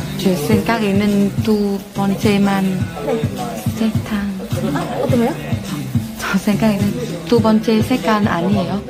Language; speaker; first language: Korean; non-native, learner; Vietnamese